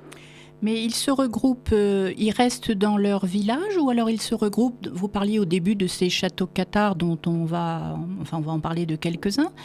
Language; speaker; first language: French; native; French